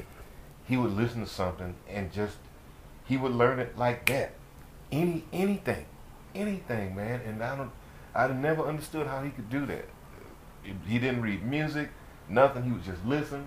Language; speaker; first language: English; native; English